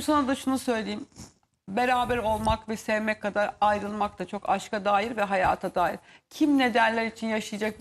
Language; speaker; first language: Turkish; native; Turkish